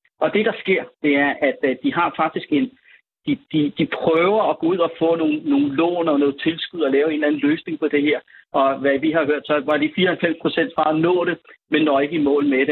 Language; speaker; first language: Danish; native; Danish